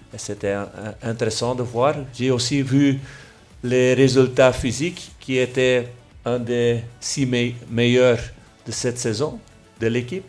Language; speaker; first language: French; non-native, local second language; Dutch